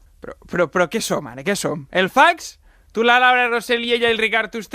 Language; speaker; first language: Catalan; native; Catalan